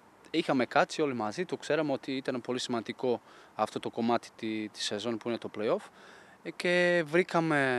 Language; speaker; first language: Greek; non-native, fluent; Portuguese